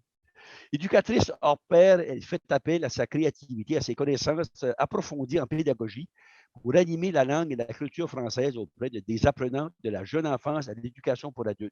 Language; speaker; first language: French; native; French